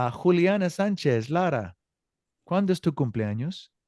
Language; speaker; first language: Spanish; non-native, fluent; English